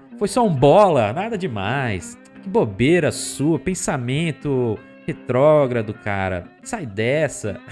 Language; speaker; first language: Portuguese; native; Portuguese